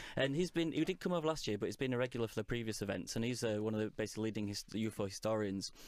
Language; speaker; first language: English; native; English